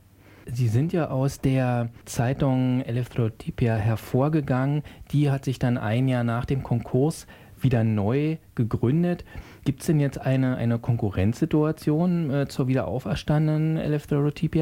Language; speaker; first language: German; native; German